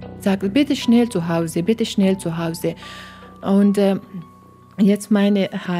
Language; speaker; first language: German; non-native, learner; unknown